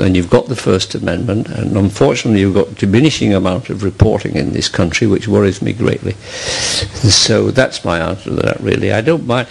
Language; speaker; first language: English; native; English